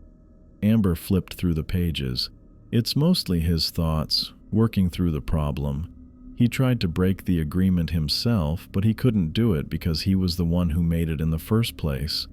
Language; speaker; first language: English; native; English